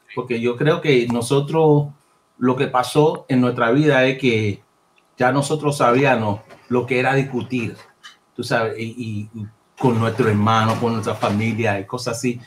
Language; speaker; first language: Spanish; early bilingual, heritage; Spanish